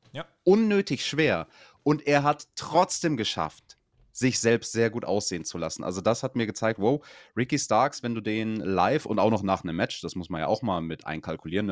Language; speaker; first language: German; native; German